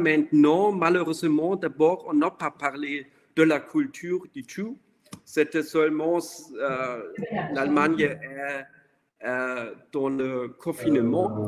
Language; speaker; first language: French; non-native, fluent; German